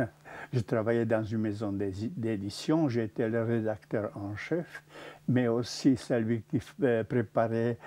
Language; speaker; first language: French; non-native, fluent; Czech